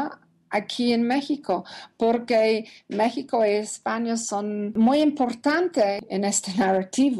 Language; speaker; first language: Spanish; non-native, learner; English